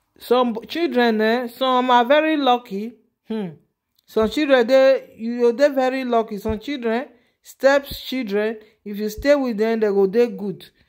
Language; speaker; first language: Nigerian Pidgin; native; Nigerian Pidgin